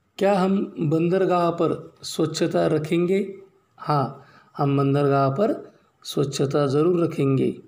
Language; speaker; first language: Hindi; non-native, local second language; Marathi